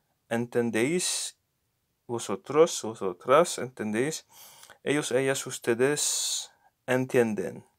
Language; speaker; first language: Spanish; non-native, learner; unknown